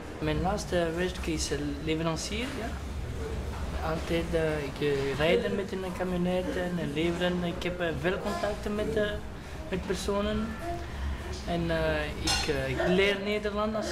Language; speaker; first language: Dutch; non-native, local second language; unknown